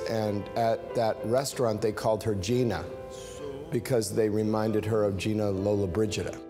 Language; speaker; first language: English; native; English